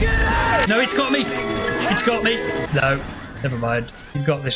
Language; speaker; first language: English; native; English